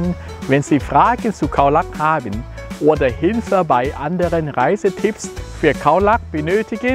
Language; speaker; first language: German; non-native, fluent; Thai